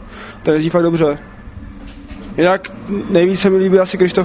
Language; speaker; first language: Czech; native; Czech